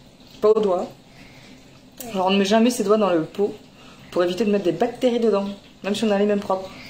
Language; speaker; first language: French; native; French